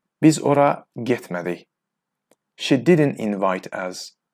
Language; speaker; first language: English; non-native, fluent; Azerbaijani